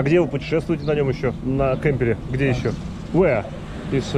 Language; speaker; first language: Russian; native; Russian